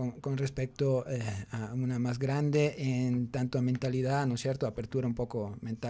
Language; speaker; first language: Spanish; native; Spanish